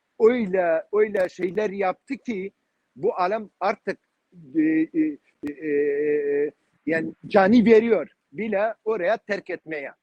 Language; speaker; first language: Turkish; non-native, learner; Kurdish